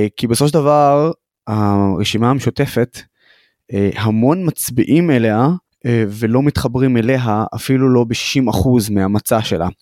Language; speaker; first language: Hebrew; non-native, local second language; Arabic